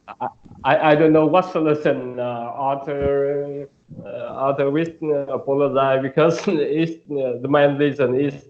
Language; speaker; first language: English; non-native, learner; Vietnamese